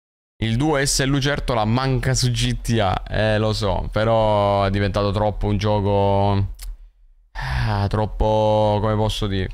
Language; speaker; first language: Italian; native; Italian